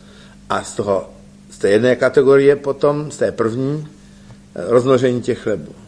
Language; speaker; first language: Czech; native; Czech